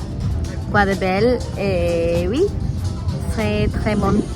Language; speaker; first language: French; non-native, learner; Spanish